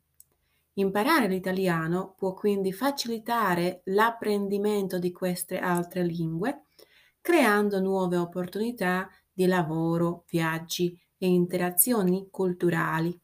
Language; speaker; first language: Italian; non-native, fluent; Slovak